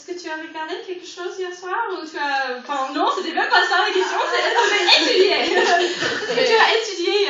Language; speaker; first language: French; non-native, fluent; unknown